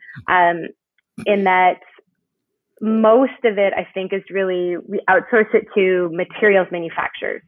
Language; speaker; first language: English; native; English